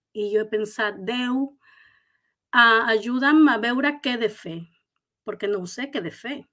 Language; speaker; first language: Catalan; non-native, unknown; Spanish